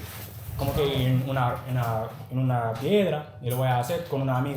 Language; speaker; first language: Spanish; non-native, learner; English